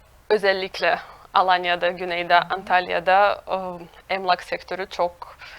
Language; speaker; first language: Turkish; non-native, fluent; Russian